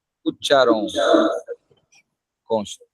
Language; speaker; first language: Spanish; non-native, fluent; Portuguese